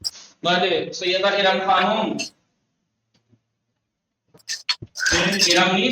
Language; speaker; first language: Persian; non-native, fluent; Urdu